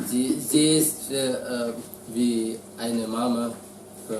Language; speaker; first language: German; non-native, learner; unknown